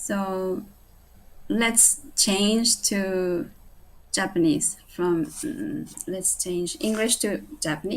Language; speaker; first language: English; non-native, learner; Japanese